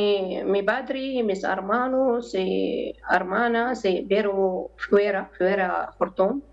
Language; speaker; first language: Spanish; non-native, learner; Arabic